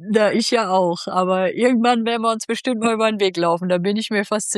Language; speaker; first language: German; native; German